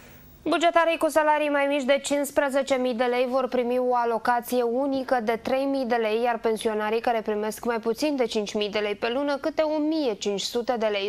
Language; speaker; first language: Romanian; native; Romanian